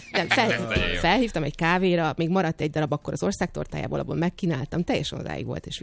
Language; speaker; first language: Hungarian; native; Hungarian